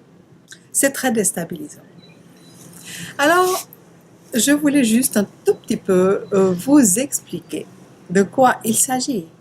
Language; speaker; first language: French; native; French